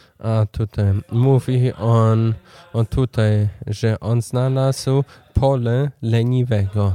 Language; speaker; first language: Polish; non-native, learner; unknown